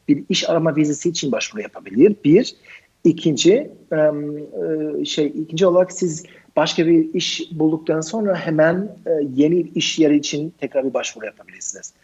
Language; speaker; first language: Turkish; non-native, fluent; German